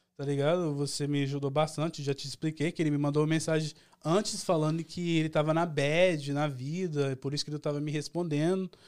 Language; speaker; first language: Portuguese; early bilingual, heritage; Portuguese